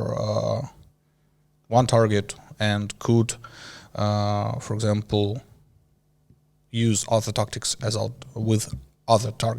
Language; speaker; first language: English; non-native, learner; Ukrainian